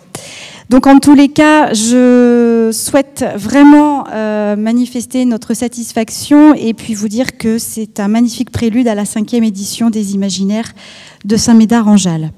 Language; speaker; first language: French; native; French